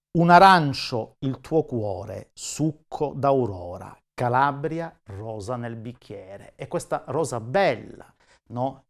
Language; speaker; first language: Italian; native; Italian